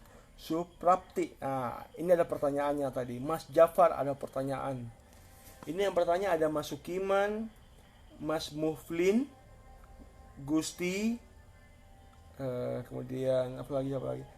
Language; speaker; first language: Indonesian; native; Indonesian